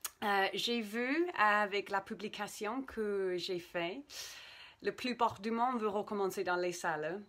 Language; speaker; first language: French; non-native, fluent; English